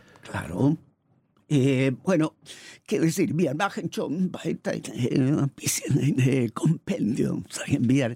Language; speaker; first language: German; non-native, learner; Spanish